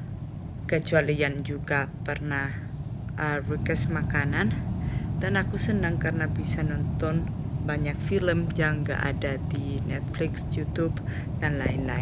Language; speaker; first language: Indonesian; non-native, fluent; Spanish